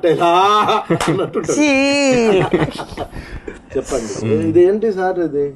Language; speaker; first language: Telugu; native; Telugu